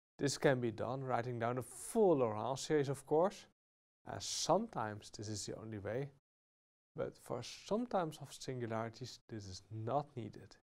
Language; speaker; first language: English; non-native, fluent; Dutch